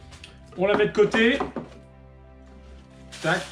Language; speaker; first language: French; native; French